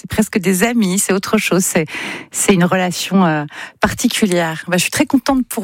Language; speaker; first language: French; native; French